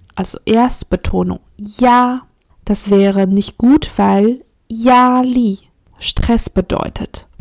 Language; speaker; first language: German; non-native, fluent; Chinese